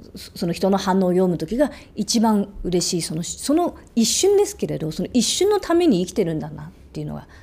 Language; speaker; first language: Japanese; early bilingual, other home language; English